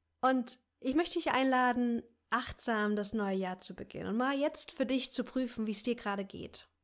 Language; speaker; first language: German; native; German